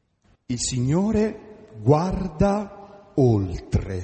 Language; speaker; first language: Italian; native; Italian